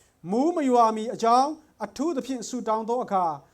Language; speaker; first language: English; non-native, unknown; Burmese